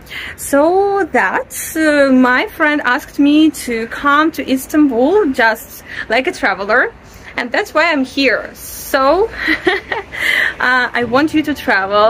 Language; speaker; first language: English; non-native, fluent; Russian